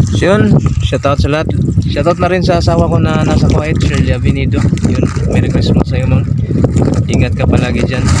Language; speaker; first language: Filipino; non-native, local second language; Cebuano